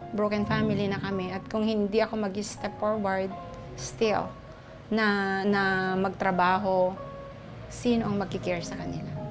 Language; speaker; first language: Filipino; native; Filipino